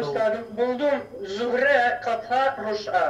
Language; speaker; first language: Turkish; non-native, learner; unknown